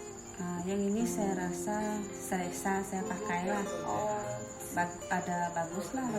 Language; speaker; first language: Malay; native; Malay